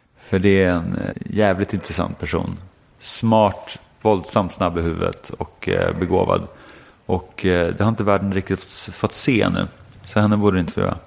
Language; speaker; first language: Swedish; native; Swedish